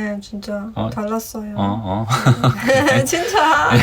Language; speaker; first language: Korean; non-native, learner; Persian